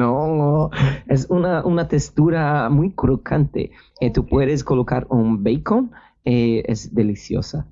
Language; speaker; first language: Spanish; non-native, learner; Portuguese